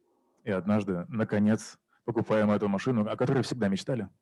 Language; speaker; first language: Russian; native; Russian